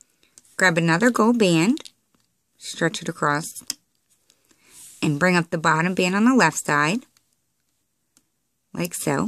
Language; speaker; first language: English; native; English